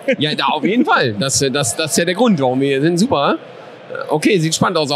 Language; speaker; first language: German; native; German